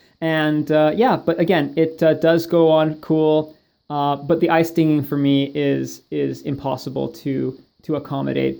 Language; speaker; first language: English; native; English